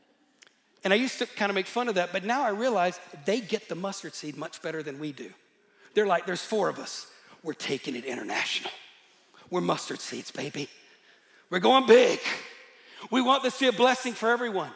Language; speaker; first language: English; native; English